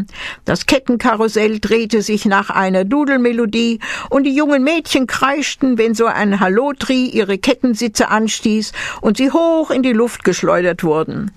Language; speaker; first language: German; native; German